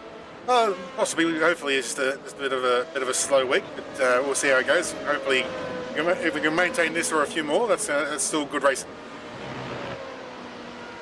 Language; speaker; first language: English; native; English